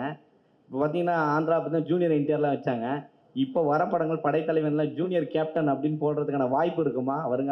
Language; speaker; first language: Tamil; native; Tamil